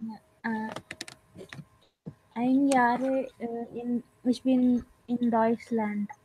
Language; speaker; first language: German; non-native, learner; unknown